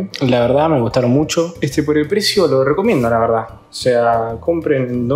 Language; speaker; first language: Spanish; native; Spanish